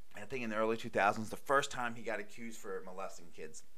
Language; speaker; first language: English; native; English